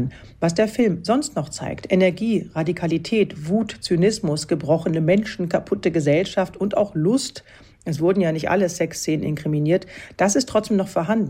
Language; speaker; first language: German; native; German